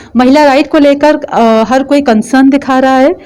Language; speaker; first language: Hindi; native; Hindi